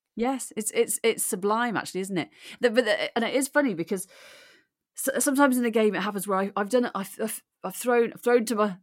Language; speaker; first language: English; native; English